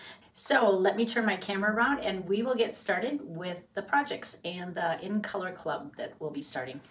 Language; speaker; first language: English; native; English